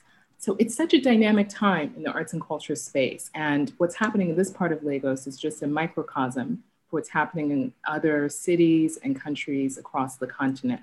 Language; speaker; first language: English; non-native, local second language; Yoruba